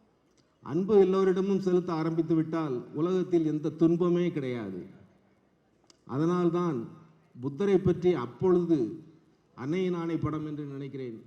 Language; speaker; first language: Tamil; native; Tamil